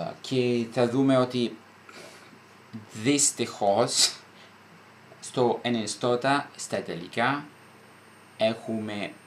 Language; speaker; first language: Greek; non-native, fluent; Italian